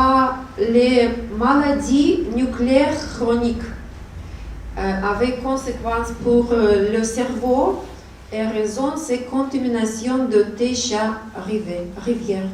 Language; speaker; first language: French; non-native, learner; Russian